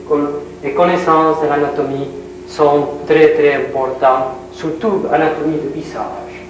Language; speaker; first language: French; non-native, learner; Spanish